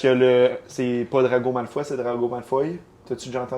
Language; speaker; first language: French; native; French